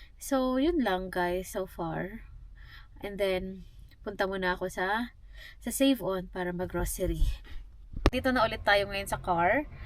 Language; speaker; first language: Filipino; native; Filipino